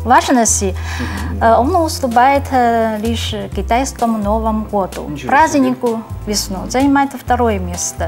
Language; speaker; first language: Russian; non-native, fluent; Chinese